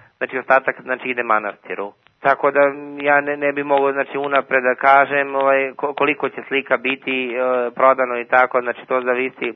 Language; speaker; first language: Serbian; native; Serbian